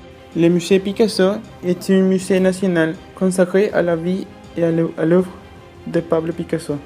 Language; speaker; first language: French; non-native, learner; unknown